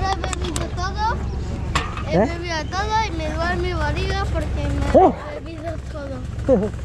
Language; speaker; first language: Spanish; early bilingual, other home language; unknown